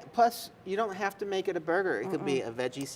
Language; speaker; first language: English; native; English